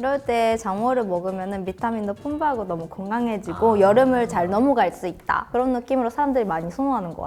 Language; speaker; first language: Korean; non-native, fluent; Japanese